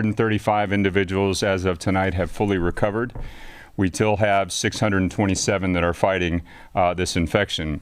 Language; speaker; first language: English; native; English